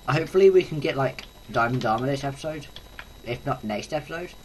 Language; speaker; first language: English; native; English